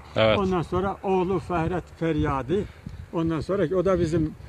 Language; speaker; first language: Turkish; early bilingual, other home language; Kazakh